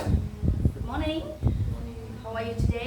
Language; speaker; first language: English; non-native, fluent; Indonesian